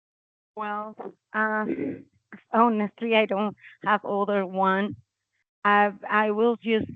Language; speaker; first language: English; non-native, learner; Spanish